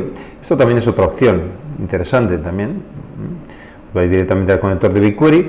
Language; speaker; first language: Spanish; native; Spanish